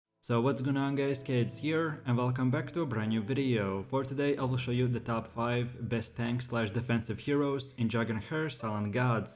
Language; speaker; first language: English; non-native, fluent; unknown